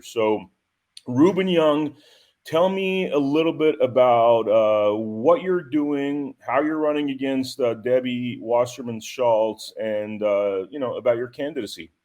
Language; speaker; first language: English; native; English